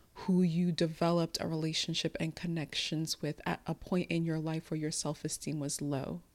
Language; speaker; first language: English; early bilingual, other home language; Igbo